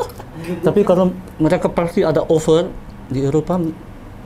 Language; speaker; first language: Indonesian; early bilingual, heritage; Dutch